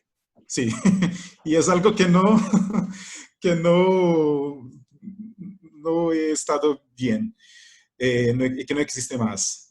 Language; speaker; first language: Spanish; non-native, fluent; Portuguese